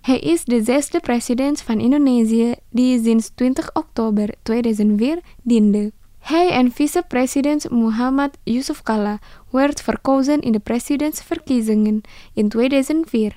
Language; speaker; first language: Dutch; non-native, fluent; Indonesian